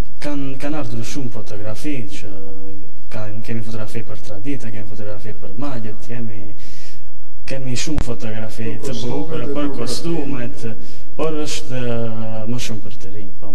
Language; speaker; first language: Albanian; early bilingual, heritage; Albanian